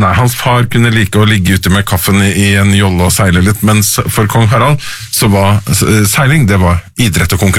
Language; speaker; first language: Norwegian; native; Norwegian